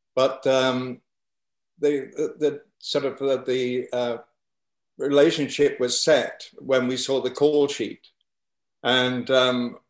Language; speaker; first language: English; native; English